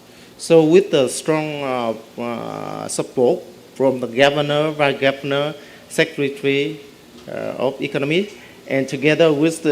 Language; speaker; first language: English; non-native, learner; Vietnamese